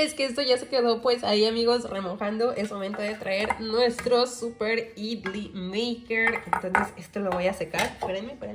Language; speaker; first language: Spanish; native; Spanish